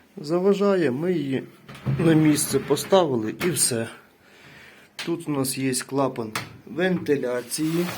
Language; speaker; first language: Ukrainian; native; Ukrainian